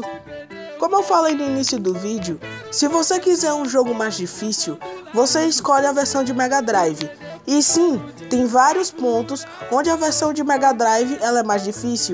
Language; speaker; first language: Portuguese; native; Portuguese